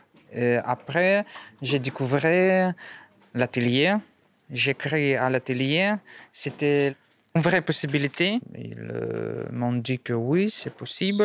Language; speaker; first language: French; non-native, learner; Russian